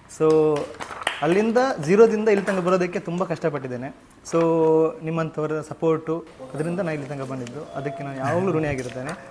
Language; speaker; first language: Kannada; native; Kannada